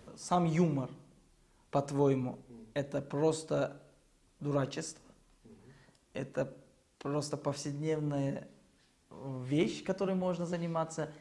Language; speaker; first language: Russian; non-native, local second language; Tajik